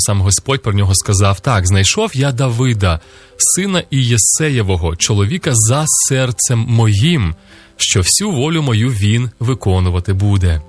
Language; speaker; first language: Ukrainian; native; Ukrainian